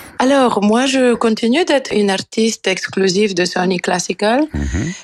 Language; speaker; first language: French; non-native, fluent; Bulgarian